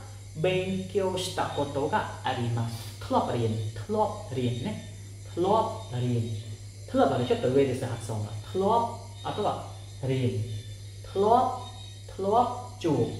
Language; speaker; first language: Japanese; non-native, fluent; Khmer